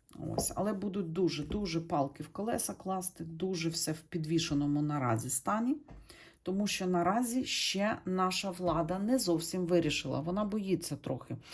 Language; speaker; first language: Ukrainian; native; Ukrainian